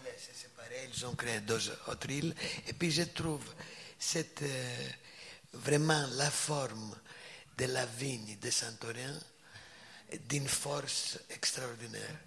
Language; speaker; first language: French; non-native, fluent; Greek